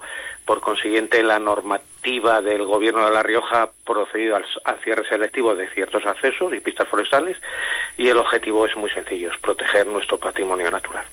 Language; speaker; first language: Spanish; native; Spanish